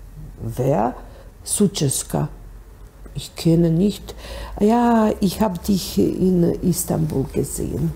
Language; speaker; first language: German; non-native, learner; Bosnian